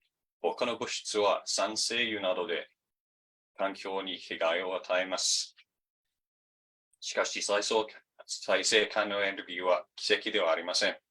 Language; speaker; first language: Japanese; non-native, fluent; English